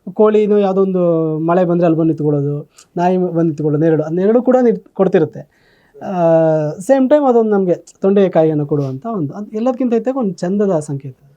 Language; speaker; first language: Kannada; native; Kannada